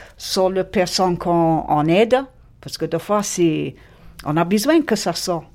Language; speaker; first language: French; non-native, fluent; English